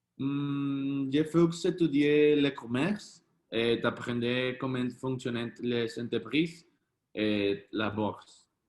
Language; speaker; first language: French; non-native, learner; Spanish